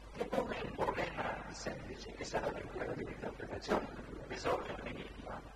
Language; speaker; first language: Italian; non-native, fluent; French